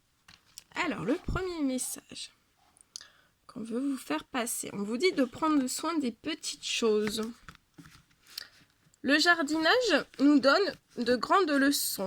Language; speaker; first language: French; native; French